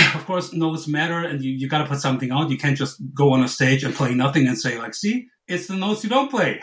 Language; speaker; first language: English; non-native, fluent; German